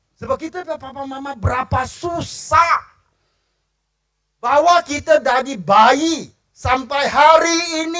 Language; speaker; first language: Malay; non-native, local second language; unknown